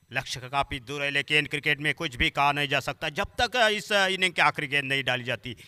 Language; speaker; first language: Hindi; non-native, local second language; Marathi